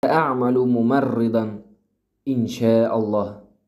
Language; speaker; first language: Arabic; non-native, fluent; Kazakh